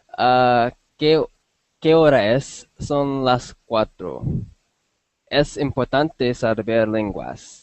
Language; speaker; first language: Spanish; non-native, learner; English